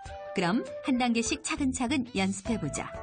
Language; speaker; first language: Korean; native; Korean